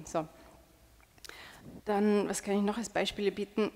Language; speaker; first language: German; native; German